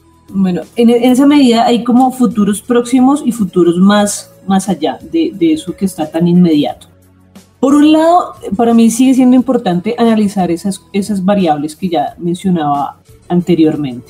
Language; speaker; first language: Spanish; native; Spanish